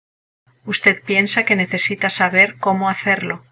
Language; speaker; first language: Spanish; non-native, learner; English